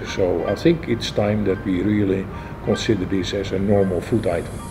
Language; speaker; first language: English; non-native, fluent; Dutch